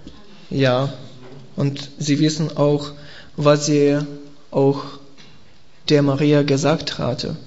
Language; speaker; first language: German; non-native, learner; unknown